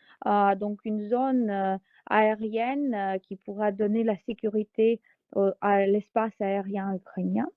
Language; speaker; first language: French; non-native, fluent; Ukrainian